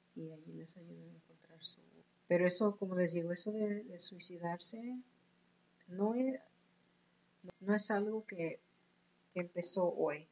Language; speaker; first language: Spanish; early bilingual, heritage; Spanish